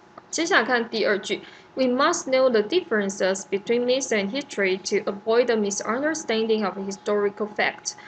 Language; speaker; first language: English; non-native, fluent; Chinese